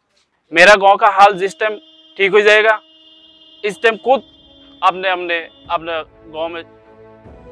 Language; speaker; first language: Hindi; non-native, learner; Rohingya